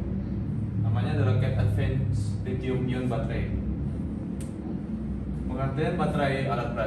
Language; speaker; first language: Indonesian; native; Indonesian